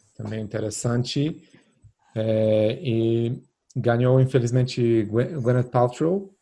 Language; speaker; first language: Portuguese; non-native, fluent; Polish